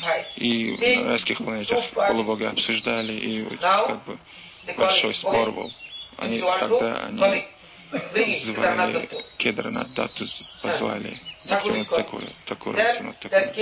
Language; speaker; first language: Russian; non-native, learner; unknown